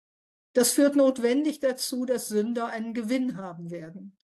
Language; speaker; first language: German; native; German